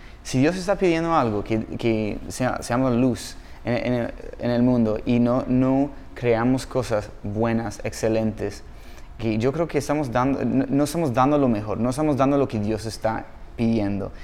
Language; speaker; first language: Spanish; non-native, fluent; English